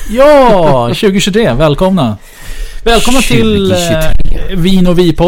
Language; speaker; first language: Swedish; native; Swedish